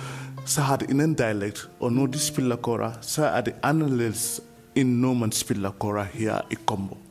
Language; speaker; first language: Danish; non-native, fluent; Mandingo